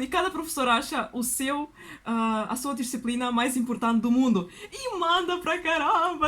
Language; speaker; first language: Portuguese; non-native, fluent; Russian